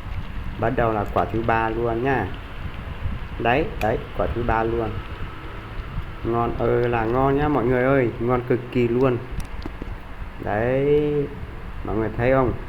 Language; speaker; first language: Vietnamese; non-native, local second language; Hmong